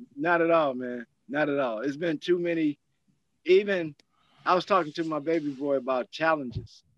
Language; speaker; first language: English; native; English